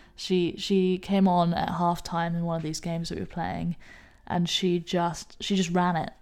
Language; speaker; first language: English; native; English